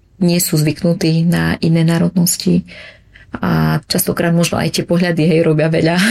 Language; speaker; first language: Slovak; early bilingual, other home language; Vietnamese